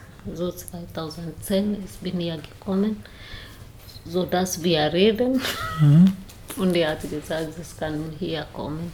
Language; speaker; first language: German; non-native, learner; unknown